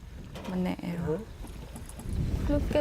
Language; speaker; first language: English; non-native, learner; Korean